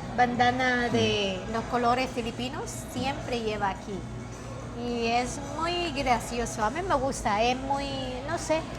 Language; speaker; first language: Spanish; non-native, fluent; Filipino